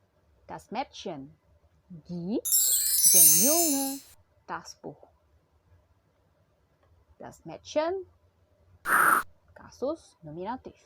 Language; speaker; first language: German; non-native, fluent; Indonesian